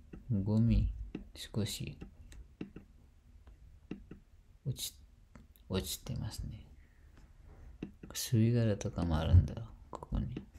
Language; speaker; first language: Japanese; non-native, fluent; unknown